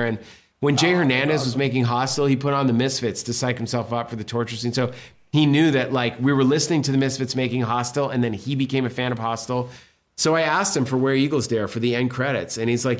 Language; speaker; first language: English; native; English